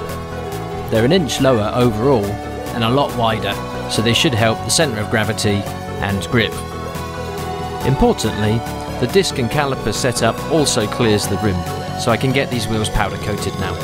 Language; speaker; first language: English; native; English